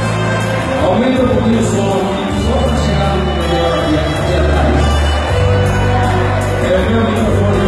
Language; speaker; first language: Portuguese; non-native, fluent; Italian